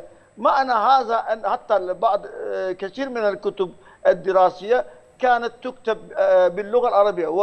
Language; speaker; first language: Arabic; non-native, fluent; Turkish